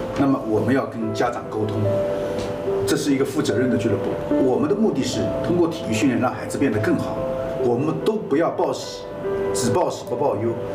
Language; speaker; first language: Chinese; native; Chinese